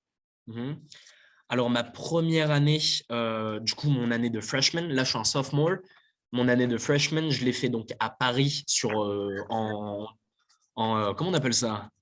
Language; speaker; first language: French; native; French